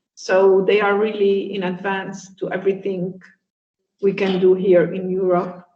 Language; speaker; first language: English; non-native, fluent; Italian